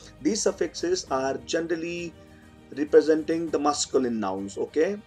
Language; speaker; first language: English; non-native, local second language; Hindi